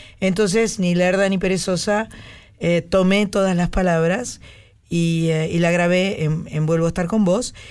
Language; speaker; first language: Spanish; native; Spanish